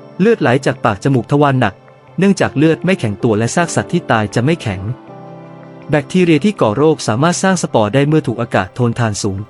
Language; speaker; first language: Thai; native; Thai